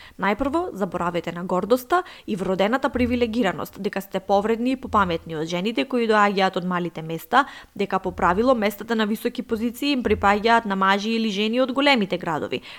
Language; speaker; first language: Macedonian; native; Macedonian